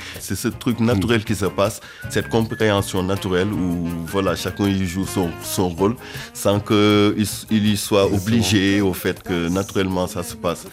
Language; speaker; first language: French; non-native, local second language; Wolof